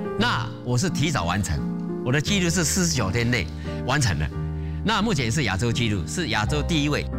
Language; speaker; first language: Chinese; native; Chinese